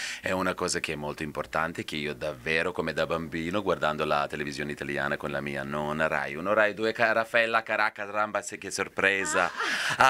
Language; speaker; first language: Italian; non-native, fluent; Serbian